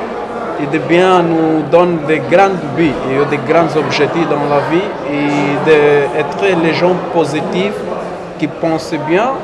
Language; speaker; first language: French; non-native, fluent; Portuguese